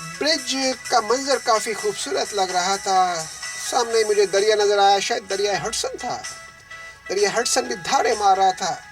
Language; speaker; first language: Urdu; native; Urdu